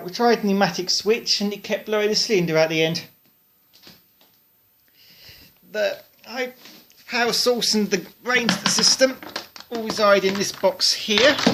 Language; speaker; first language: English; native; English